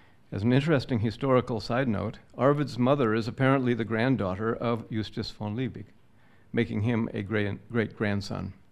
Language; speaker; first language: English; native; English